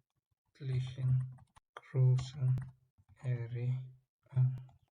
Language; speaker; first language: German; non-native, learner; Tigrinya